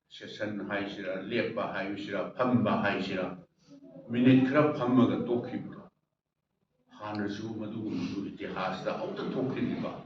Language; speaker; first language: Manipuri; native; Manipuri